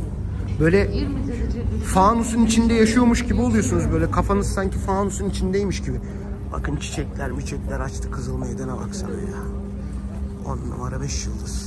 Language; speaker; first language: Turkish; native; Turkish